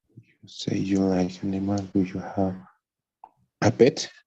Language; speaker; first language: English; non-native, learner; Spanish